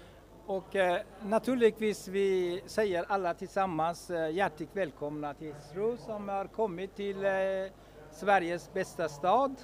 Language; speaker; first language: Swedish; non-native, fluent; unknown